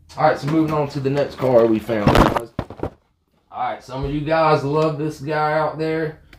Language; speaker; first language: English; native; English